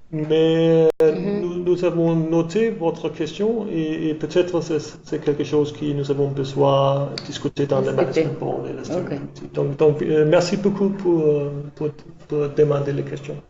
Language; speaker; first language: French; non-native, learner; English